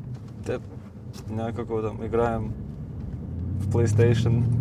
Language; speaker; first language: Bulgarian; non-native, learner; Russian